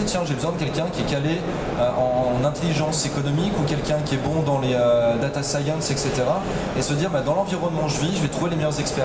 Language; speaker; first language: French; native; French